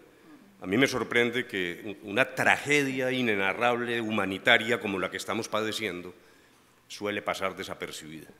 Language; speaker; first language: Spanish; native; Spanish